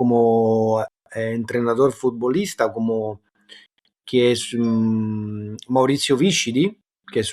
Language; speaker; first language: Spanish; non-native, fluent; Italian